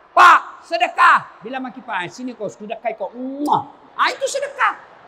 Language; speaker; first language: Indonesian; native; Indonesian